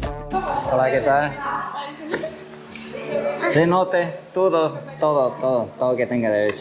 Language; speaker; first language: Spanish; non-native, fluent; Portuguese